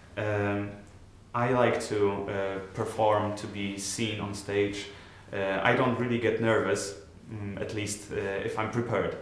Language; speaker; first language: English; non-native, learner; Polish